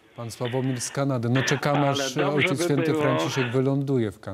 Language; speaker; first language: Polish; native; Polish